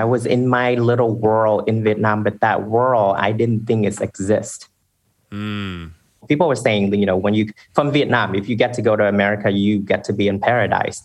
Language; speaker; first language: English; non-native, fluent; Vietnamese